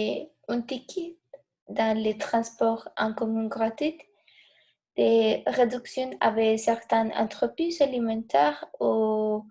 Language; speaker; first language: French; non-native, learner; Spanish